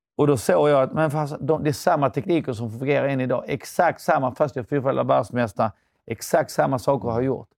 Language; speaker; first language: Swedish; early bilingual, other home language; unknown